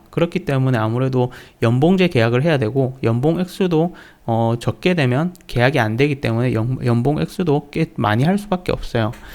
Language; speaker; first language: Korean; native; Korean